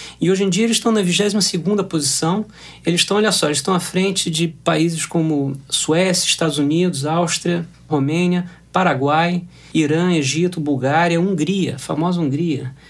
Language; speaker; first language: Portuguese; native; Portuguese